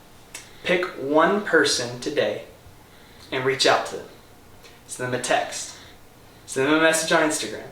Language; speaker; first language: English; native; English